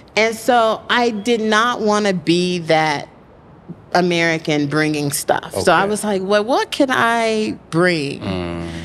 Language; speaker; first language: English; native; English